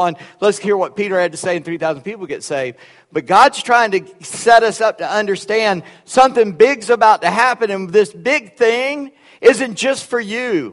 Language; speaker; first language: English; early bilingual, other home language; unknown